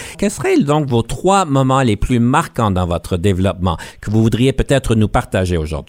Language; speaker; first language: French; native; French